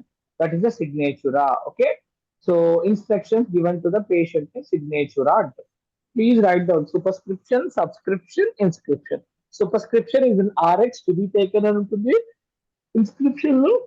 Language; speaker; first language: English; non-native, local second language; Telugu